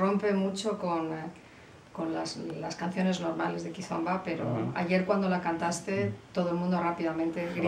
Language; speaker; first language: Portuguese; non-native, learner; Spanish